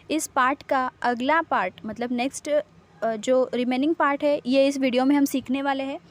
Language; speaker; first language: Hindi; non-native, local second language; Marathi